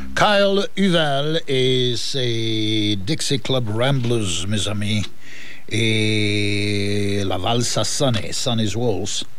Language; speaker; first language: French; native; French